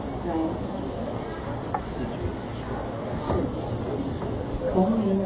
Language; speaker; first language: Chinese; native; Chinese